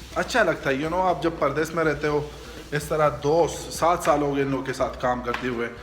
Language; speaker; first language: Urdu; non-native, local second language; Pashto